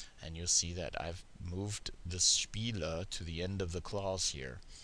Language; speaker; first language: English; native; English